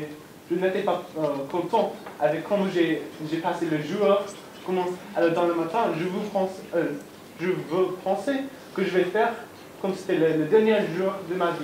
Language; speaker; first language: French; non-native, learner; English